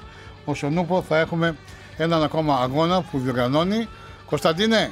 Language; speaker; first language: Greek; native; Greek